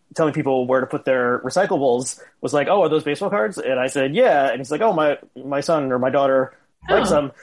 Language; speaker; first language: English; native; English